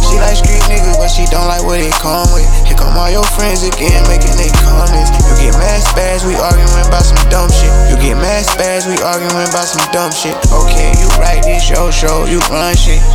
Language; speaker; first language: English; native; English